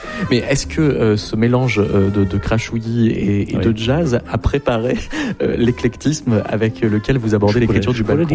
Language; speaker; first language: French; native; French